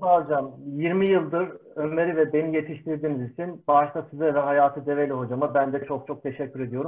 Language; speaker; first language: Turkish; native; Turkish